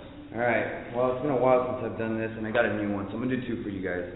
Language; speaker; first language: English; early bilingual, other home language; Spanish